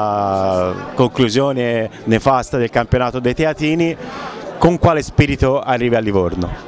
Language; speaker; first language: Italian; native; Italian